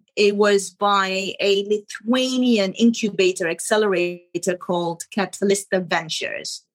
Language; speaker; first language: English; non-native, fluent; Arabic